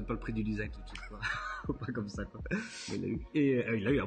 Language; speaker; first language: French; native; French